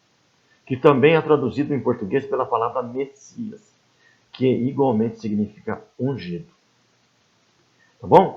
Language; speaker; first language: Portuguese; native; Portuguese